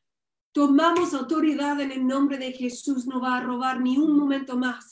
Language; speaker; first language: Spanish; non-native, fluent; English